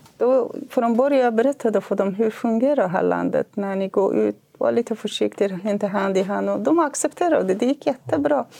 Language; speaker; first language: Swedish; non-native, fluent; Kurdish